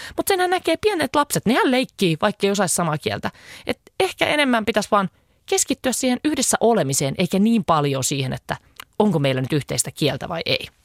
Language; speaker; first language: Finnish; native; Finnish